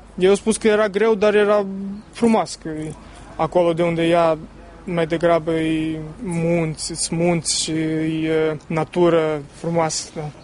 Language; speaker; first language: Romanian; early bilingual, heritage; Romanian